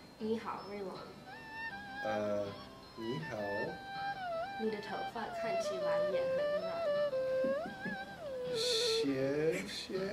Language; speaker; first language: Chinese; non-native, learner; English